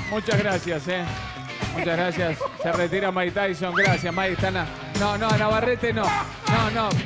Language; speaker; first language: Spanish; native; Spanish